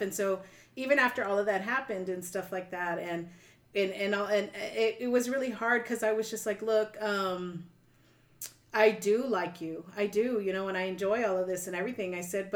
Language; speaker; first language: English; native; English